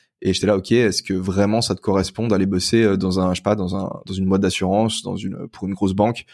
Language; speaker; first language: French; native; French